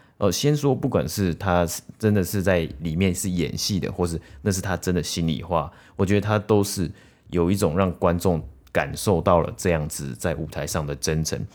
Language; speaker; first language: Chinese; native; Chinese